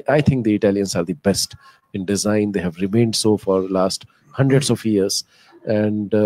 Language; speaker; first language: English; non-native, local second language; Hindi